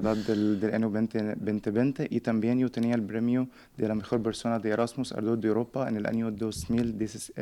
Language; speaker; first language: Spanish; non-native, learner; Arabic